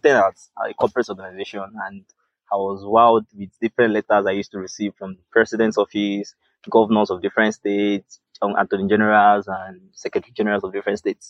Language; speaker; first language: English; non-native, local second language; Yoruba